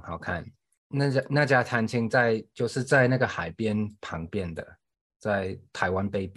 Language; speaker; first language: Chinese; non-native, fluent; English